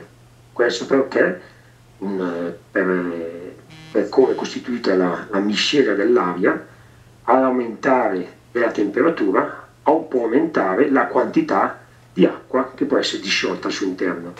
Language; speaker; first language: Italian; native; Italian